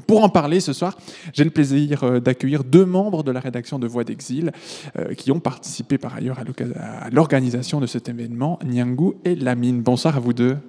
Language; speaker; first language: French; native; French